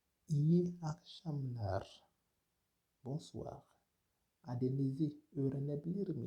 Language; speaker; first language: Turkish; non-native, fluent; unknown